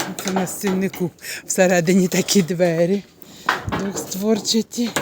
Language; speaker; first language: Ukrainian; native; Ukrainian